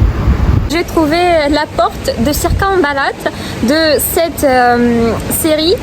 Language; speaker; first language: French; non-native, fluent; Russian